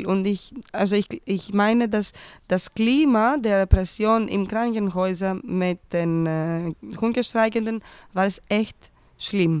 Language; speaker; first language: German; non-native, fluent; Greek